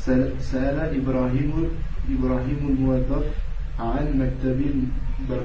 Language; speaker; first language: Arabic; non-native, learner; French